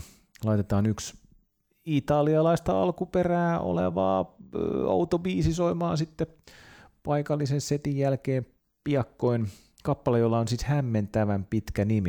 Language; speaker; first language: Finnish; native; Finnish